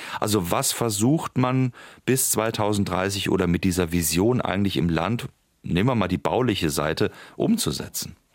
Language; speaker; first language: German; native; German